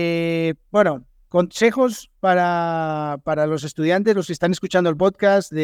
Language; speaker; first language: Spanish; native; Spanish